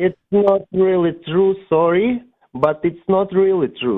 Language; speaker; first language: English; non-native, learner; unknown